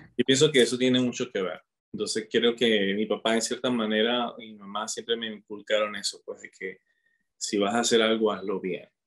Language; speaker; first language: Spanish; native; Spanish